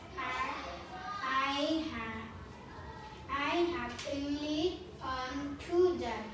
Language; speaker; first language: English; non-native, learner; Vietnamese